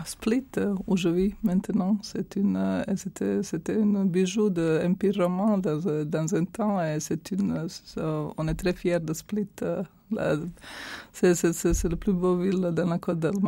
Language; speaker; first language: French; non-native, fluent; Croatian